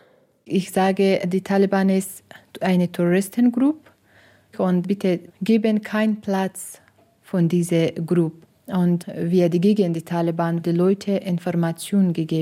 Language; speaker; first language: German; non-native, learner; Persian